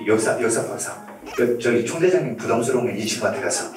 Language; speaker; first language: Korean; native; Korean